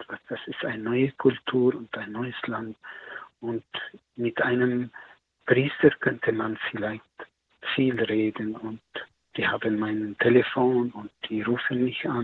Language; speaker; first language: German; non-native, learner; Arabic